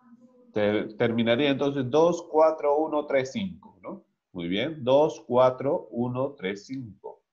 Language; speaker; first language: Spanish; native; Spanish